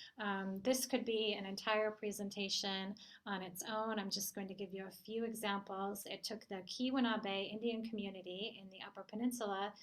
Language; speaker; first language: English; native; English